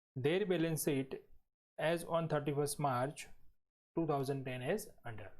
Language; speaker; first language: English; non-native, local second language; Gujarati